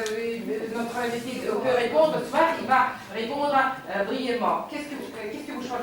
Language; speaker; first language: French; non-native, fluent; Russian